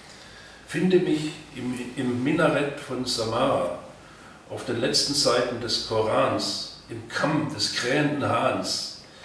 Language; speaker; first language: German; native; German